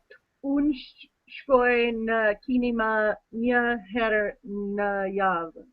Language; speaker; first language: Albanian; non-native, learner; English